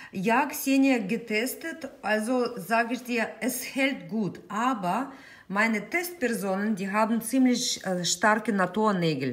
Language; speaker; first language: German; non-native, fluent; Russian